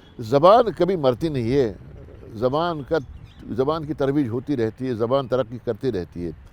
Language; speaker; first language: Urdu; non-native, local second language; Kashmiri